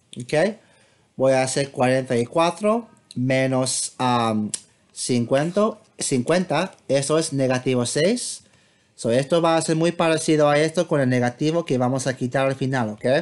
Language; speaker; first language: Spanish; non-native, fluent; English